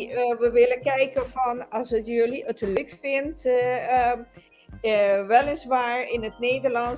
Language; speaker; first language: Dutch; non-native, local second language; Papiamento